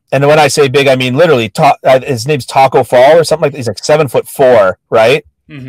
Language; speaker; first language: English; native; English